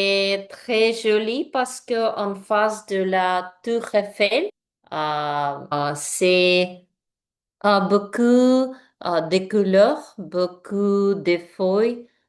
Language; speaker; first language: French; non-native, learner; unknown